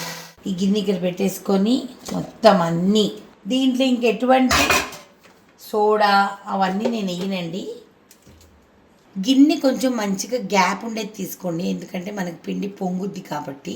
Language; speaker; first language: Telugu; native; Telugu